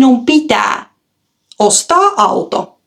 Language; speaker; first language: Finnish; non-native, fluent; Russian